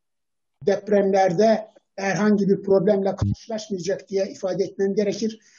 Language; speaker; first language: Turkish; native; Turkish